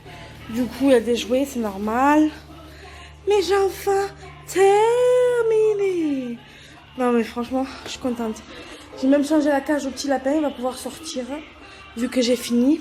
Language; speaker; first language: French; native; French